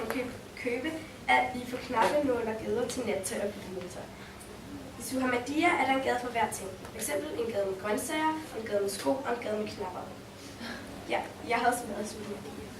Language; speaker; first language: Danish; early bilingual, heritage; Danish